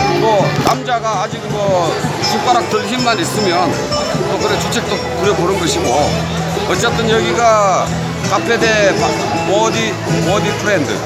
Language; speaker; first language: Korean; native; Korean